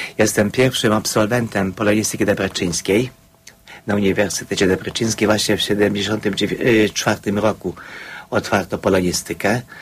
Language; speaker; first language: Polish; non-native, fluent; Hungarian